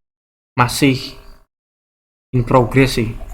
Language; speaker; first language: Indonesian; native; Indonesian